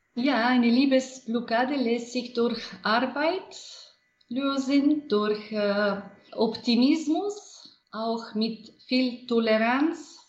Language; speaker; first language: German; non-native, fluent; Bulgarian